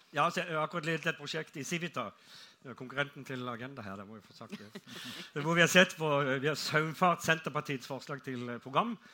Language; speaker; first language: Norwegian; native; Norwegian